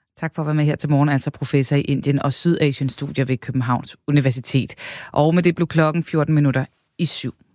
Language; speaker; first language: Danish; native; Danish